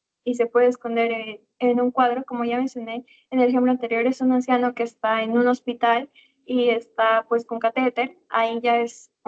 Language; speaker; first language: Spanish; native; Spanish